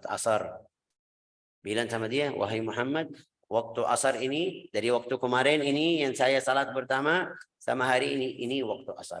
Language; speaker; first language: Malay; non-native, fluent; Arabic